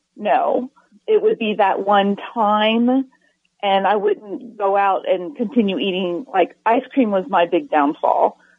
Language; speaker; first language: English; native; English